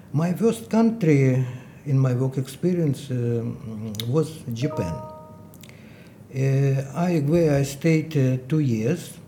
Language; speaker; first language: English; non-native, fluent; Ukrainian